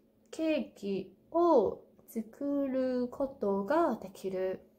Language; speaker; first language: Japanese; non-native, learner; Cantonese